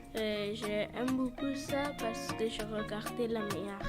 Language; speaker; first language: French; non-native, learner; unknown